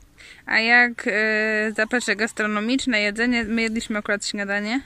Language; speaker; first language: Polish; native; Polish